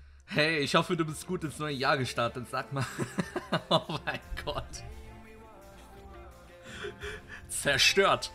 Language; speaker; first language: German; native; German